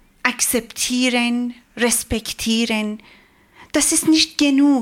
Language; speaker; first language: German; non-native, learner; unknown